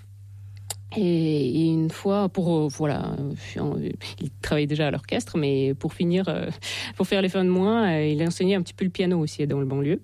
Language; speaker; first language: French; non-native, fluent; Russian